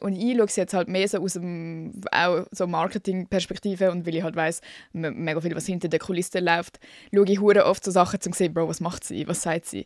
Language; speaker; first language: German; native; German